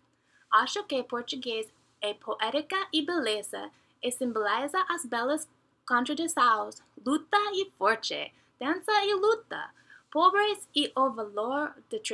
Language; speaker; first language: Portuguese; non-native, learner; English